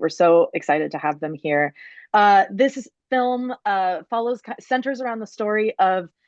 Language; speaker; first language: English; native; English